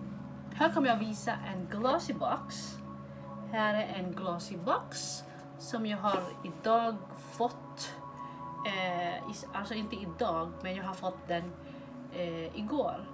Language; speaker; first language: Swedish; non-native, fluent; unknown